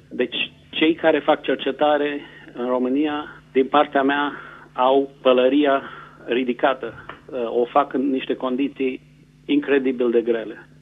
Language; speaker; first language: Romanian; native; Romanian